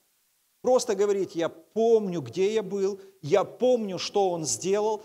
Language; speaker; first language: Russian; native; Russian